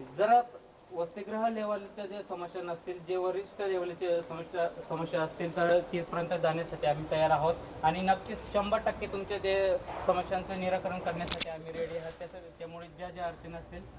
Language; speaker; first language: Marathi; non-native, local second language; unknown